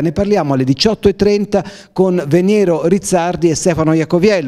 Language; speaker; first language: Italian; native; Italian